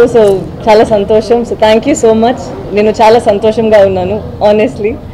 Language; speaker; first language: Telugu; non-native, fluent; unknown